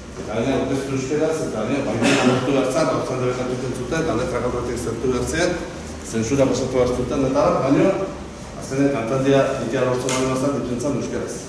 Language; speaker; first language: Basque; native; Basque